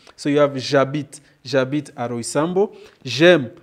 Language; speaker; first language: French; non-native, learner; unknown